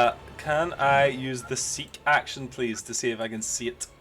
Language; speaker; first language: English; native; English